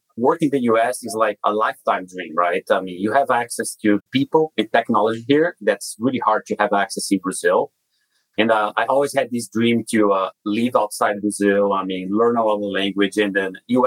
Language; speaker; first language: English; non-native, fluent; Portuguese